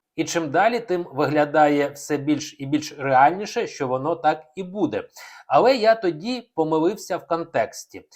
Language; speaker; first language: Ukrainian; non-native, local second language; Russian